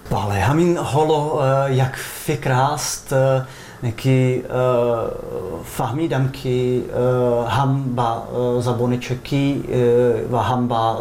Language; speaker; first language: Persian; non-native, fluent; Czech